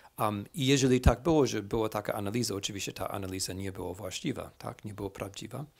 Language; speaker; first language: Polish; non-native, fluent; English